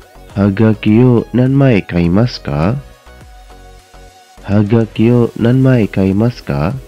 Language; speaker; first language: Japanese; non-native, fluent; Indonesian